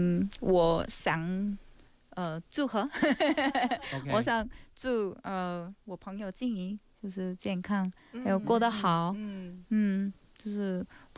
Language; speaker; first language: Chinese; non-native, fluent; Korean